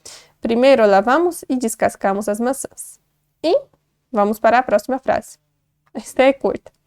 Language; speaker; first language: Portuguese; non-native, fluent; Polish